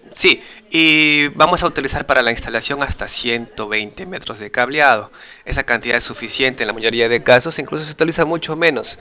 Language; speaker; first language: Spanish; native; Spanish